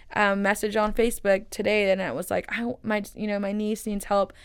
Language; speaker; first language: English; early bilingual, other home language; Spanish